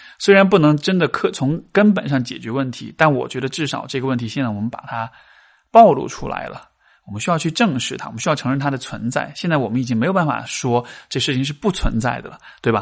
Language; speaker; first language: Chinese; native; Chinese